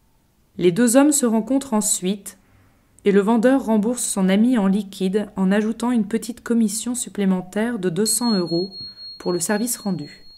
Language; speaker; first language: French; native; French